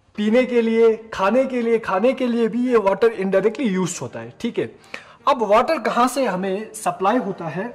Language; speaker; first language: Hindi; non-native, local second language; Ladakhi